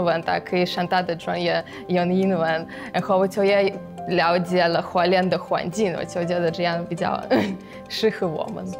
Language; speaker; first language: Chinese; non-native, fluent; Russian